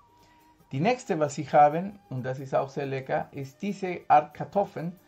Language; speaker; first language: German; non-native, fluent; Spanish